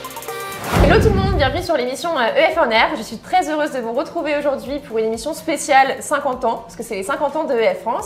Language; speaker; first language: French; native; French